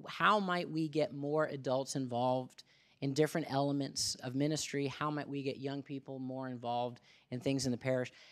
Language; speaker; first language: English; native; English